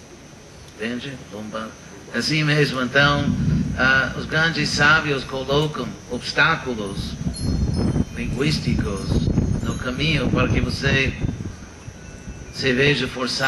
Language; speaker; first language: Portuguese; non-native, fluent; English